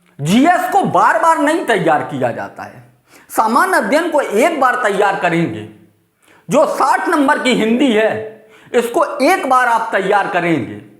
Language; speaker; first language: Hindi; native; Hindi